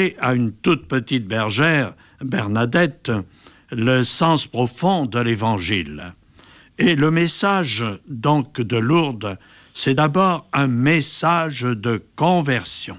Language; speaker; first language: French; native; French